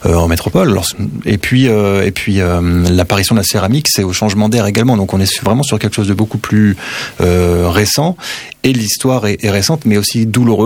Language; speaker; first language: French; native; French